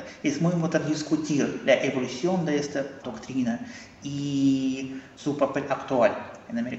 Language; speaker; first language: Spanish; non-native, fluent; Russian